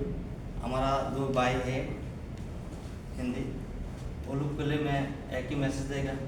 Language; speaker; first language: Hindi; non-native, fluent; Bangla